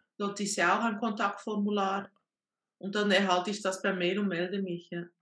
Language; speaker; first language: German; non-native, fluent; Portuguese